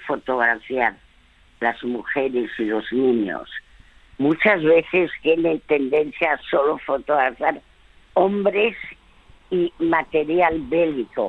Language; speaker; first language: Spanish; early bilingual, other home language; French